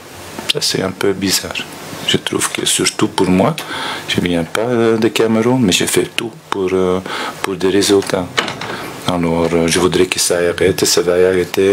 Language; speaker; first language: French; non-native, fluent; Dutch